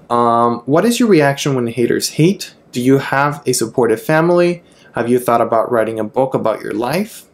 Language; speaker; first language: English; non-native, fluent; Spanish